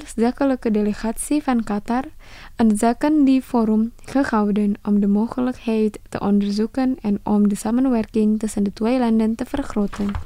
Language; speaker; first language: Dutch; non-native, fluent; Indonesian